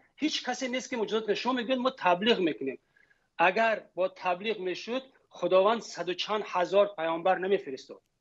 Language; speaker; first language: Persian; native; Persian